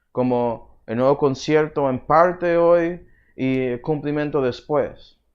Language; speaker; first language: Spanish; early bilingual, heritage; Spanish